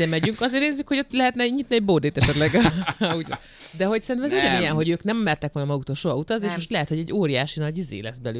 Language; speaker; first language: Hungarian; native; Hungarian